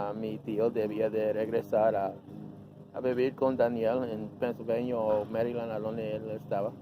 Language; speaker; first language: Spanish; early bilingual, heritage; Spanish